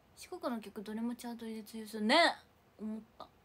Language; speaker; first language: Japanese; native; Japanese